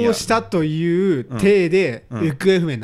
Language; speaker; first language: Japanese; native; Japanese